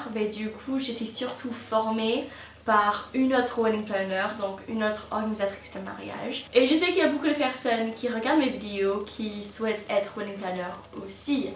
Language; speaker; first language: French; non-native, fluent; English